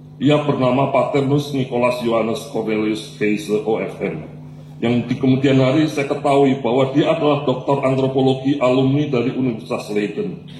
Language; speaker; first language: Indonesian; non-native, local second language; Javanese